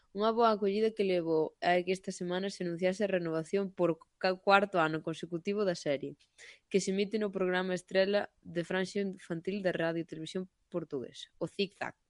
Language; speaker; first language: Galician; non-native, local second language; Spanish